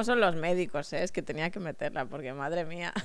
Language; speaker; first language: Spanish; native; Spanish